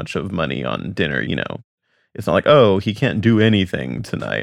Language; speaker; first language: English; native; English